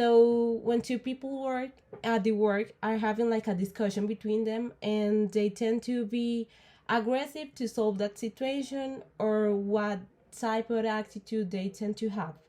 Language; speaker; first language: English; non-native, learner; Spanish